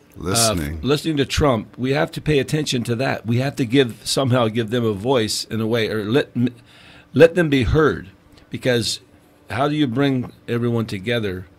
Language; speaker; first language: English; native; English